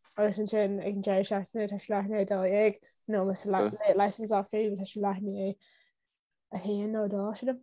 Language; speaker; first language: Irish; native; Irish